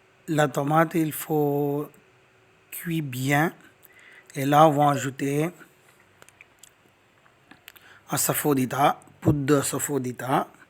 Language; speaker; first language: French; non-native, learner; Tamil